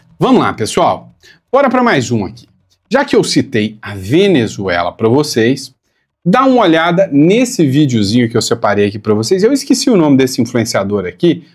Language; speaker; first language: Portuguese; native; Portuguese